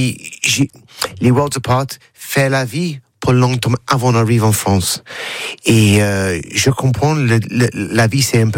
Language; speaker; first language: French; non-native, learner; English